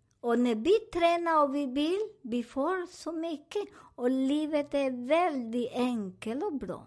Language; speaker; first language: Swedish; non-native, learner; Spanish